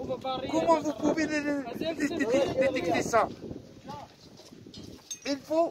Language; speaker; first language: French; non-native, fluent; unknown